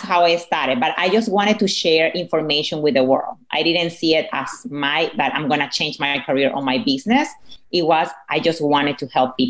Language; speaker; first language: English; non-native, fluent; Spanish